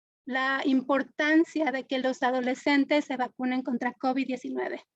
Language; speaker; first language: Spanish; native; Spanish